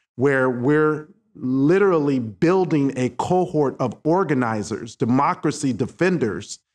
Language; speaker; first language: English; native; English